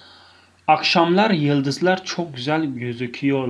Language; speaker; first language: Turkish; non-native, fluent; Tajik